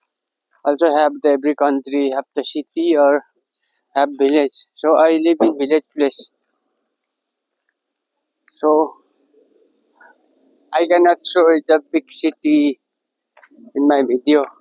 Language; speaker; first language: English; non-native, learner; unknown